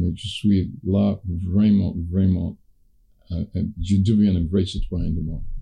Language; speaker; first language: French; non-native, fluent; English